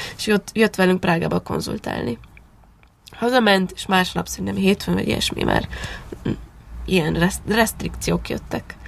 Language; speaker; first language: Hungarian; early bilingual, heritage; Hungarian